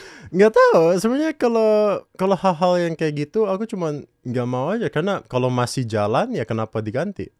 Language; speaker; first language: Indonesian; non-native, local second language; English